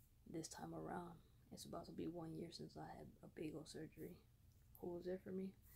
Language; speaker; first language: English; early bilingual, other home language; Spanish